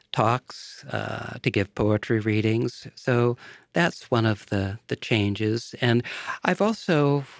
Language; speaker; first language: English; native; English